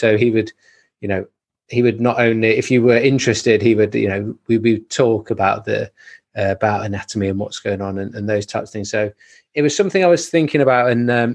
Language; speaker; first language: English; native; English